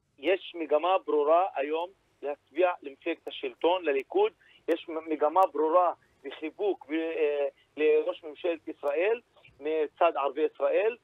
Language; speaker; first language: Hebrew; native; Hebrew